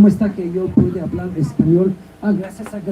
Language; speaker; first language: Spanish; non-native, learner; Hebrew